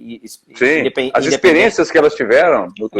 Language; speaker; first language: Portuguese; native; Portuguese